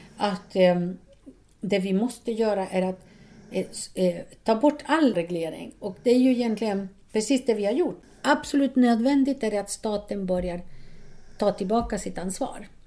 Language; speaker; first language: Swedish; non-native, fluent; Spanish